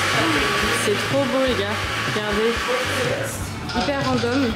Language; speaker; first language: French; native; French